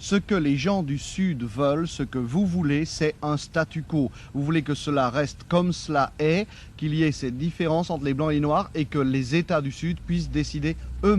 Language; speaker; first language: French; native; French